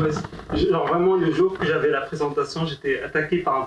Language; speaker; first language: French; non-native, fluent; Arabic